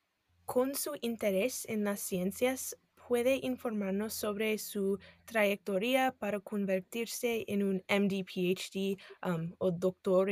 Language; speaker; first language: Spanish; non-native, fluent; English